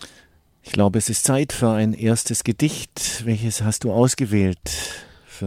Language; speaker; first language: German; native; German